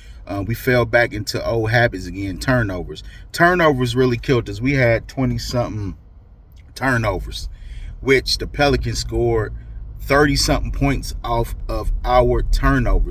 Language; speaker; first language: English; native; English